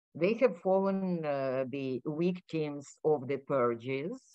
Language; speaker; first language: English; non-native, fluent; Ukrainian